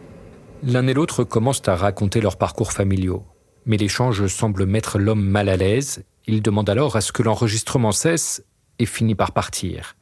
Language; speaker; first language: French; native; French